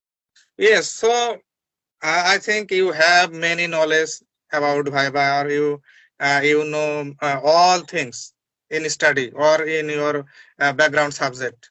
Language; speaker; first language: English; non-native, learner; Bangla